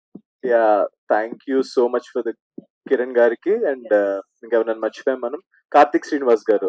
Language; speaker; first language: Telugu; native; Telugu